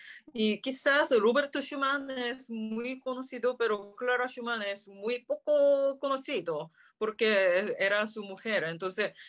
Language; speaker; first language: Spanish; non-native, learner; Korean